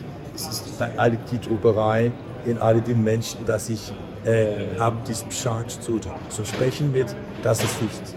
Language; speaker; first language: German; non-native, learner; Danish